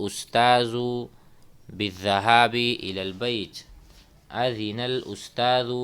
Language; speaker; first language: Arabic; non-native, fluent; Urdu